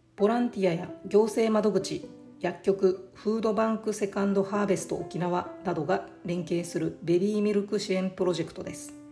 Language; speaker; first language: Japanese; native; Japanese